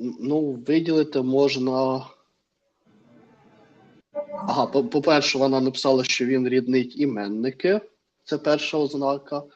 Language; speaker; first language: Ukrainian; non-native, learner; Russian